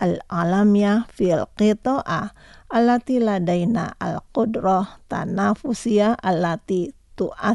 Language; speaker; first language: Arabic; non-native, fluent; Indonesian